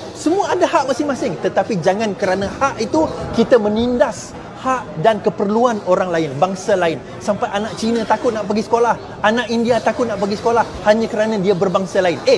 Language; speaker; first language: Malay; non-native, local second language; Chinese